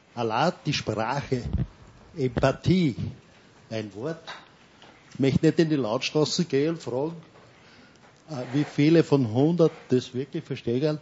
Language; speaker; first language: German; native; German